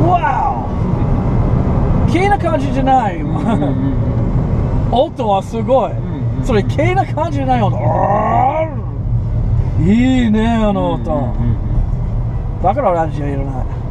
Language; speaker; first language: Japanese; non-native, learner; English